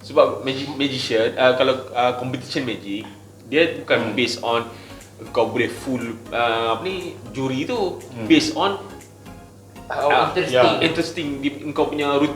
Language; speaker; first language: Malay; native; Malay